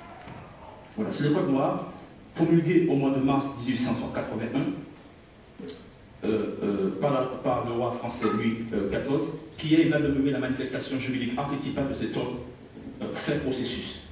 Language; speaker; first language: French; native; French